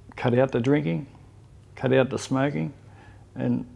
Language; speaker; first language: English; native; English